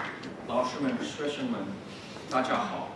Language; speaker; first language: Chinese; early bilingual, heritage; English